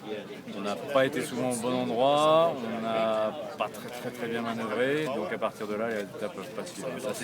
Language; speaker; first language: French; native; French